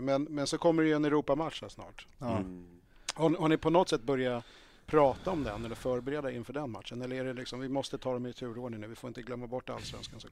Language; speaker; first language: Swedish; native; Swedish